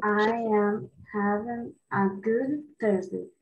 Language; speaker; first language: English; non-native, learner; Portuguese